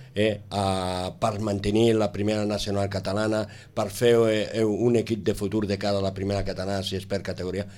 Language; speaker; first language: Catalan; native; Catalan